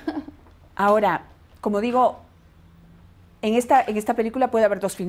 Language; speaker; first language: Spanish; native; Spanish